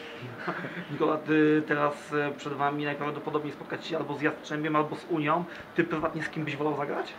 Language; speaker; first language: Polish; native; Polish